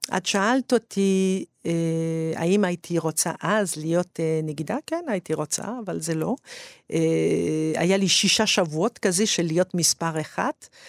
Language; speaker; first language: Hebrew; non-native, fluent; French